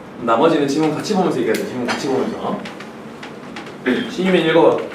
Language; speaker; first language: Korean; native; Korean